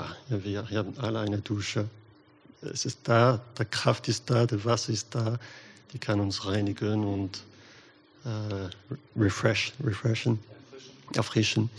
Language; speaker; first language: German; non-native, learner; English